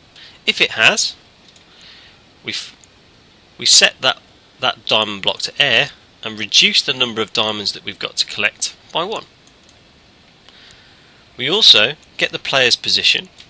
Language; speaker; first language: English; native; English